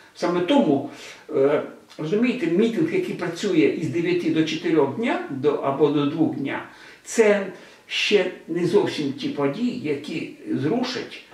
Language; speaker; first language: Ukrainian; non-native, local second language; Russian